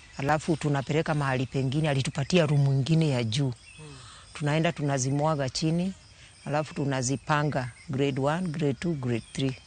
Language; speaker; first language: Swahili; non-native, local second language; Luo (Kenya and Tanzania)